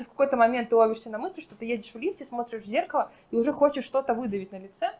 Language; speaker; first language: Russian; native; Russian